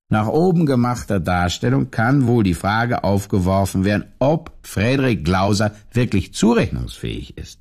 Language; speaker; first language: German; native; German